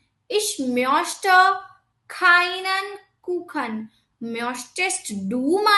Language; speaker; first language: German; non-native, fluent; Hindi